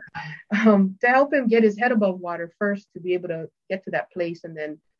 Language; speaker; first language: English; native; English